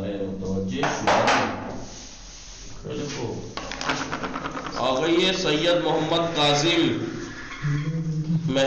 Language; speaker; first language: Persian; non-native, fluent; Urdu